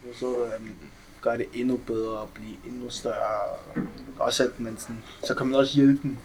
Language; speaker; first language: Danish; early bilingual, other home language; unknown